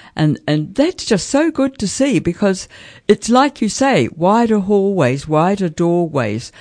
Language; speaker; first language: English; native; English